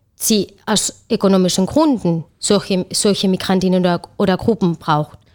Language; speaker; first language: German; non-native, fluent; Spanish